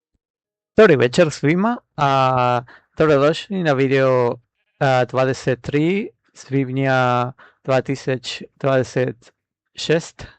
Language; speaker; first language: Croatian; non-native, learner; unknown